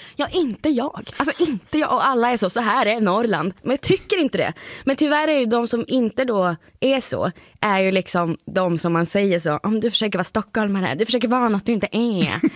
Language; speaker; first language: Swedish; native; Swedish